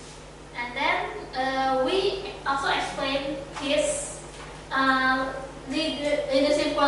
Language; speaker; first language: English; non-native, fluent; Indonesian